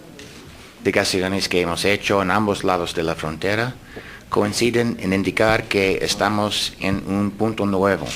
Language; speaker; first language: Spanish; non-native, fluent; English